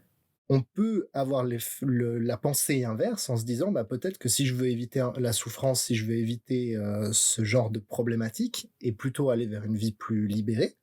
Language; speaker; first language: French; native; French